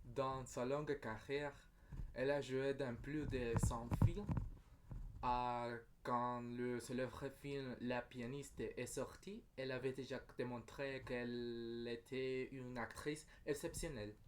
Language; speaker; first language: French; non-native, learner; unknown